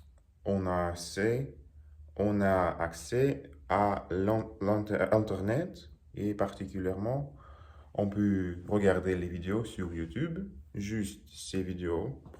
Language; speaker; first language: French; non-native, learner; Russian